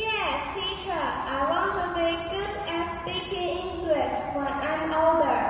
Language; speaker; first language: English; non-native, learner; Chinese